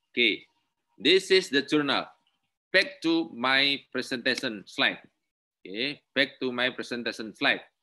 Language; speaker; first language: English; non-native, learner; Indonesian